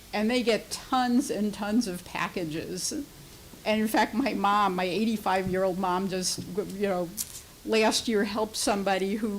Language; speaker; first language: English; native; English